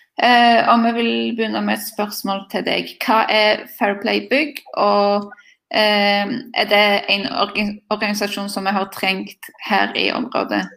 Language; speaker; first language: Norwegian; non-native, fluent; Polish